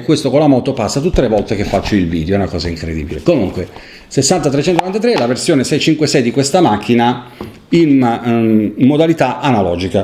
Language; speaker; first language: Italian; native; Italian